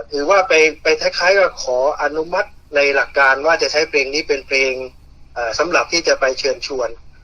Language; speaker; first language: Thai; native; Thai